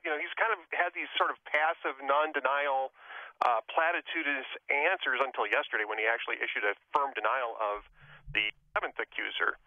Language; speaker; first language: English; native; English